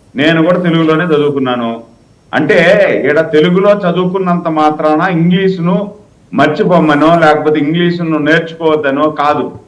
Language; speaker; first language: Telugu; native; Telugu